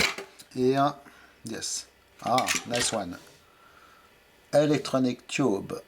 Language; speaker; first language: English; non-native, fluent; French